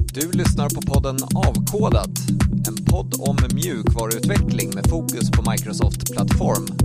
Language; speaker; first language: Swedish; native; Swedish